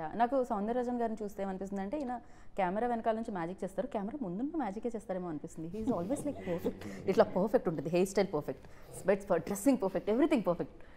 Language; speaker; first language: Telugu; native; Telugu